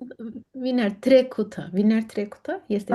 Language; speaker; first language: Romanian; non-native, learner; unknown